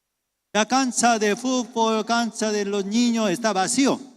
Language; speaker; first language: Spanish; non-native, fluent; Korean